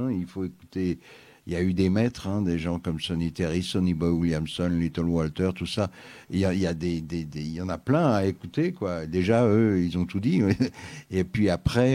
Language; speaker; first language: French; native; French